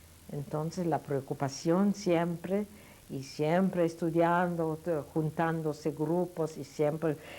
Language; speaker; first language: Spanish; non-native, fluent; Yiddish